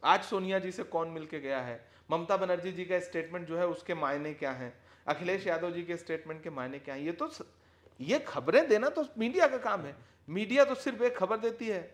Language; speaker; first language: Hindi; native; Hindi